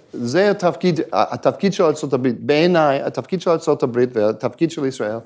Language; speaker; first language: Hebrew; non-native, fluent; English